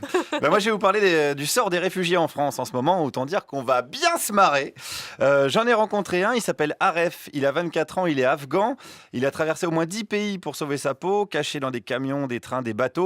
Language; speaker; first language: French; native; French